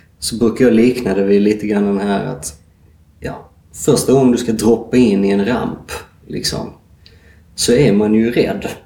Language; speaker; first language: Swedish; native; Swedish